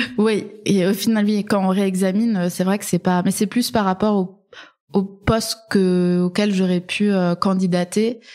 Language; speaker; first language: French; native; French